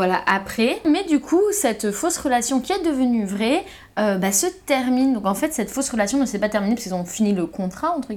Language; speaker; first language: French; native; French